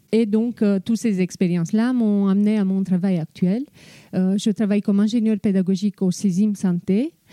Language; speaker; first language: French; non-native, fluent; Romanian